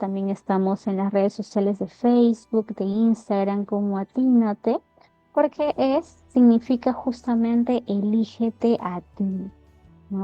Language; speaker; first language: Spanish; native; Spanish